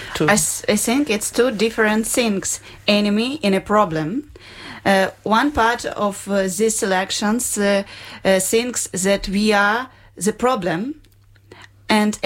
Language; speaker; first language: English; non-native, learner; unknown